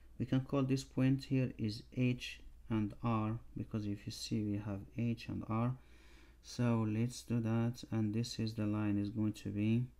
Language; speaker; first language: English; non-native, fluent; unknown